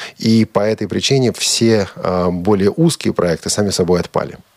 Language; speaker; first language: Russian; native; Russian